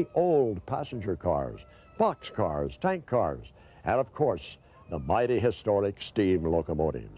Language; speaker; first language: English; native; English